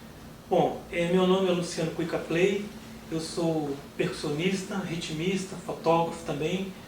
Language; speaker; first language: Portuguese; native; Portuguese